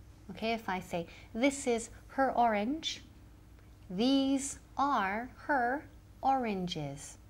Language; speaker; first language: English; native; English